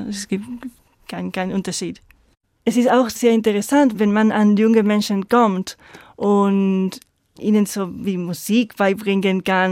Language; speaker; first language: German; non-native, fluent; Spanish